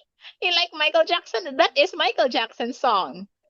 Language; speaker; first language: English; non-native, local second language; Filipino